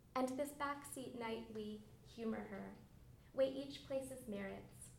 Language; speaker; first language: English; early bilingual, other home language; Bangla